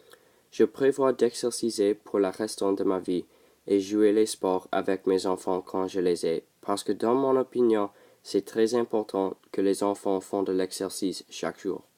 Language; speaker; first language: French; non-native, local second language; English